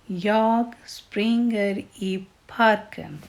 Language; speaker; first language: Swedish; non-native, fluent; Urdu